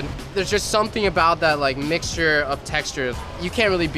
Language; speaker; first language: English; native; English